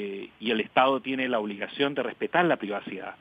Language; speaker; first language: Spanish; native; Spanish